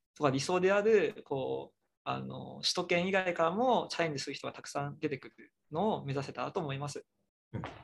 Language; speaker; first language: Japanese; native; Japanese